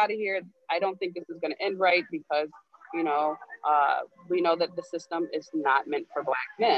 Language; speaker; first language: English; native; English